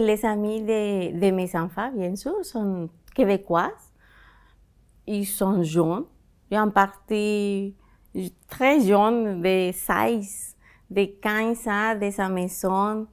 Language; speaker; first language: French; non-native, learner; Spanish